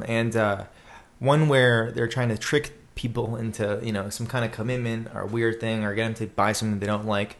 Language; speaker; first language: English; native; English